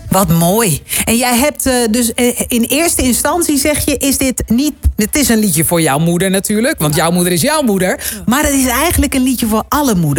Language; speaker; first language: Dutch; native; Dutch